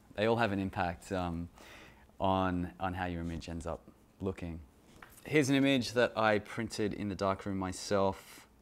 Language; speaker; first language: English; native; English